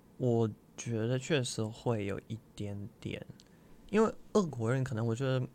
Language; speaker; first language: Chinese; non-native, fluent; Russian